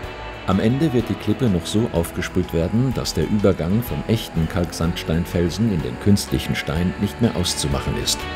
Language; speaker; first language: German; native; German